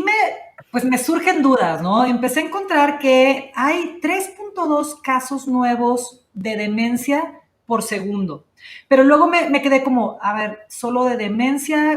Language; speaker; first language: Spanish; native; Spanish